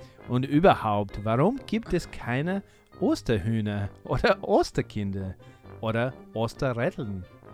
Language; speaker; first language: German; non-native, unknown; English